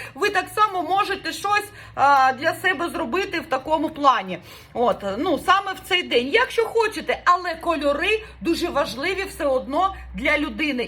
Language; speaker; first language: Ukrainian; non-native, local second language; Russian